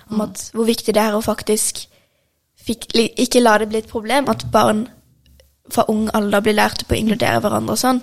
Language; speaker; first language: Norwegian; early bilingual, other home language; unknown